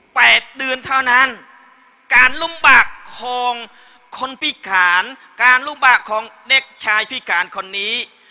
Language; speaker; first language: Thai; non-native, learner; Khmer